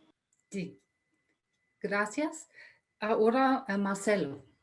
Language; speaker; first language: Spanish; non-native, fluent; German